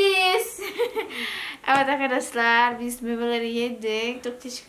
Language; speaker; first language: Turkish; non-native, learner; Indonesian